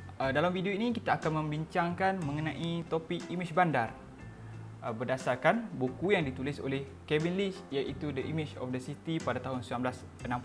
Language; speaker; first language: Malay; native; Malay